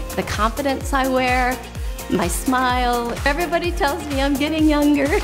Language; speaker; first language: English; native; English